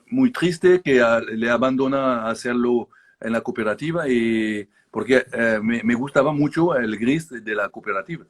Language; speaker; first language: Spanish; non-native, learner; French